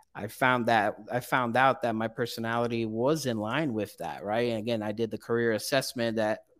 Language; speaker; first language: English; early bilingual, other home language; Portuguese